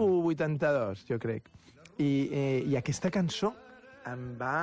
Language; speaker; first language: Catalan; non-native, local second language; Spanish